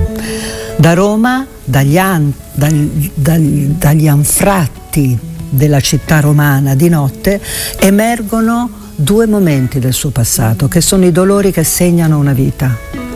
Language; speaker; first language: Italian; native; Italian